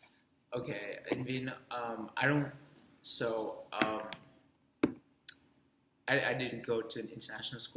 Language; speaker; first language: English; non-native, fluent; Vietnamese